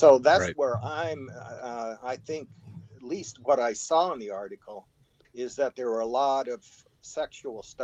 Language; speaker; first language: English; native; English